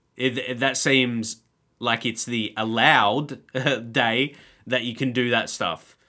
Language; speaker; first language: English; native; English